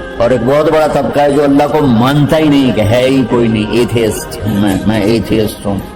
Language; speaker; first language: Urdu; non-native, local second language; Punjabi